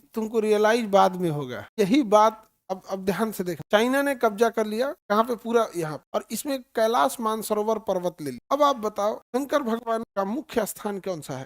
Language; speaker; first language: Hindi; native; Hindi